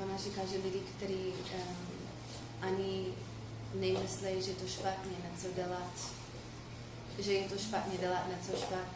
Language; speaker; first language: Czech; non-native, fluent; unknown